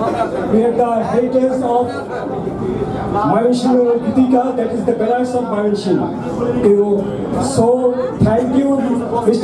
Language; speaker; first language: English; non-native, fluent; Bangla